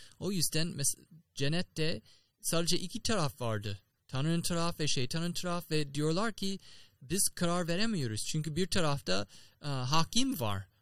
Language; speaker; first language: Turkish; non-native, learner; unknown